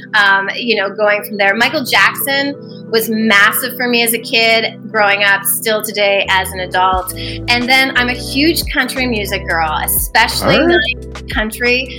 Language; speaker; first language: English; native; English